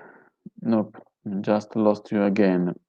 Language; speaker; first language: English; non-native, fluent; Italian